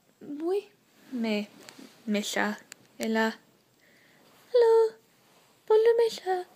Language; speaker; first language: French; non-native, learner; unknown